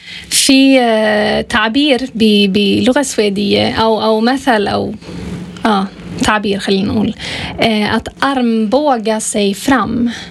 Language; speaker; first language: Arabic; non-native, fluent; Swedish